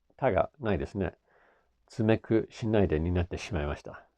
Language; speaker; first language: Japanese; non-native, fluent; English